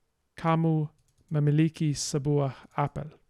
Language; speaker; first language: Indonesian; non-native, learner; English